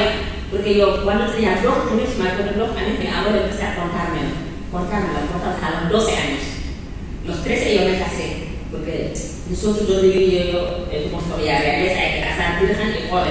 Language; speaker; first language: Spanish; non-native, learner; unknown